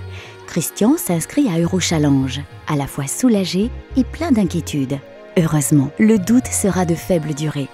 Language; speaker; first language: French; native; French